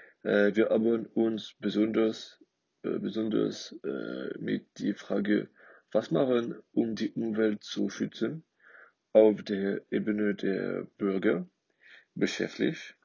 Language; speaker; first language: German; non-native, learner; French